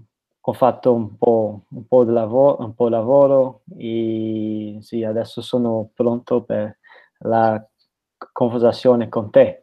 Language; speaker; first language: Italian; non-native, learner; Dutch